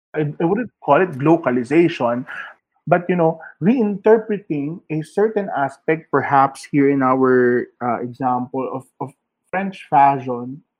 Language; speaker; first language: English; non-native, local second language; Filipino